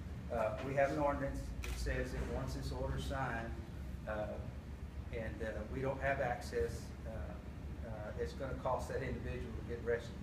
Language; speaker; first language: English; early bilingual, other home language; Spanish